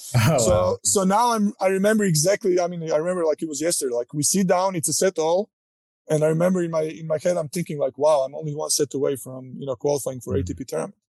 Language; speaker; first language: English; non-native, fluent; Croatian